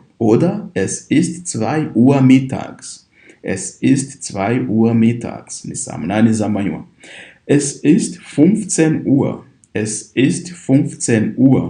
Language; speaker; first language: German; non-native, fluent; Kinyarwanda